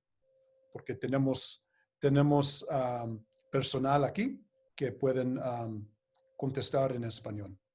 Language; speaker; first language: Spanish; early bilingual, heritage; Spanish